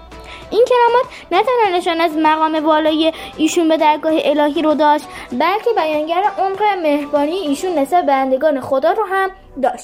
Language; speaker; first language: Persian; native; Persian